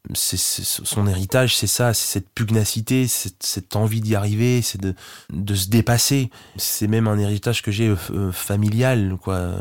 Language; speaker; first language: French; native; French